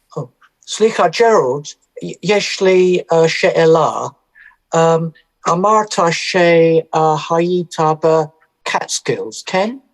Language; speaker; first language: Hebrew; non-native, learner; English